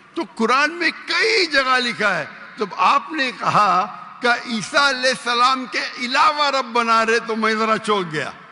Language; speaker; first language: Urdu; non-native, local second language; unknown